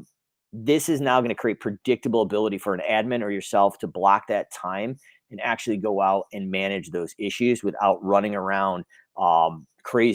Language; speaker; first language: English; native; English